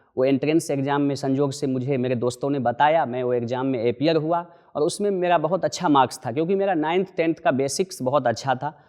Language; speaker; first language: Hindi; non-native, local second language; Maithili